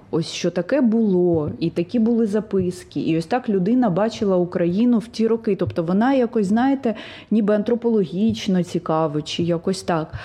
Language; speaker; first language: Ukrainian; non-native, local second language; Russian